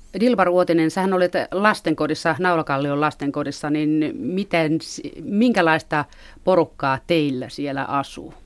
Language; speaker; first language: Finnish; native; Finnish